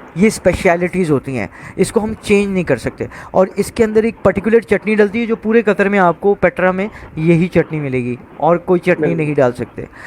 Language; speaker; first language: Urdu; native; Urdu